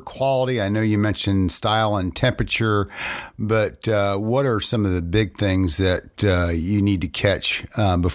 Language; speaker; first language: English; native; English